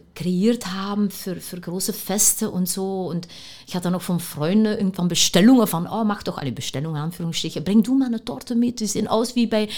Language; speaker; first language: German; non-native, fluent; Dutch